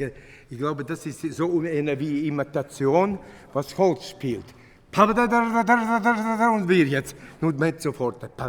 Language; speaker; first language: German; non-native, fluent; Latvian